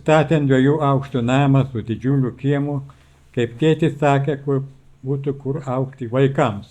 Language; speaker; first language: Lithuanian; native; Lithuanian